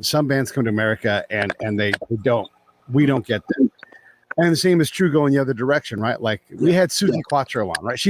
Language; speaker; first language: English; native; English